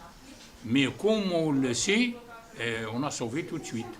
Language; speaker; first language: French; non-native, fluent; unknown